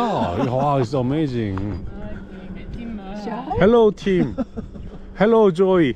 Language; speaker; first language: English; non-native, learner; Korean